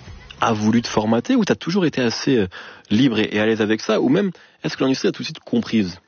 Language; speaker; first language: French; native; French